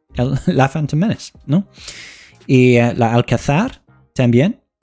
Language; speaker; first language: Spanish; non-native, learner; English